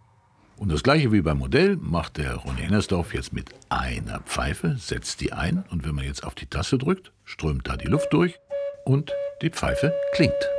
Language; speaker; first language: German; native; German